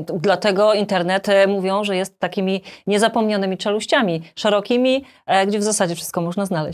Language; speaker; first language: Polish; native; Polish